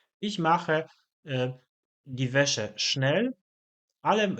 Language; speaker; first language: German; non-native, fluent; Polish